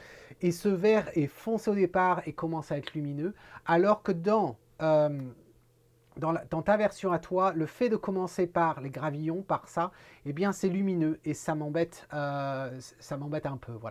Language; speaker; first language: French; native; French